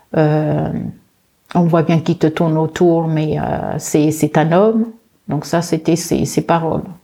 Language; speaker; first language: French; early bilingual, other home language; Portuguese